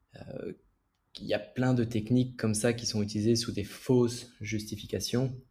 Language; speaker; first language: French; native; French